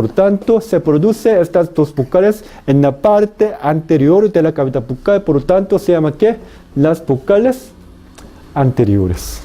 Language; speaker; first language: Spanish; non-native, fluent; Korean